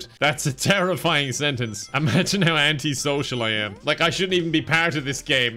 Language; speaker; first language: English; native; English